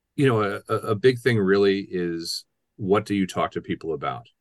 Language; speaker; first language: English; native; English